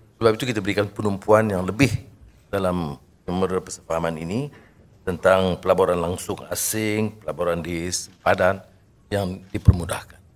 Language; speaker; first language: Malay; native; Malay